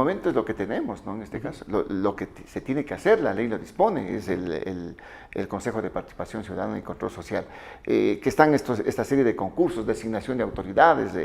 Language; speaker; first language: Spanish; native; Spanish